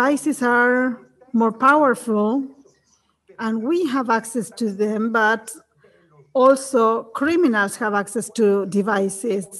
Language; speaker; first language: English; non-native, fluent; Spanish